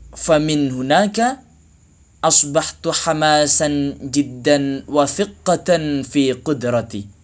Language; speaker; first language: Arabic; non-native, learner; Indonesian